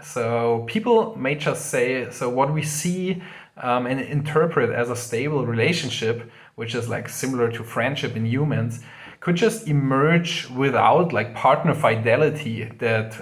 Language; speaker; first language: English; non-native, fluent; German